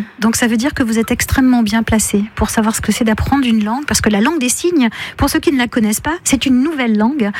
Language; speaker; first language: French; native; French